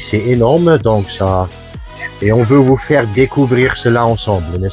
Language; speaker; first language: French; non-native, fluent; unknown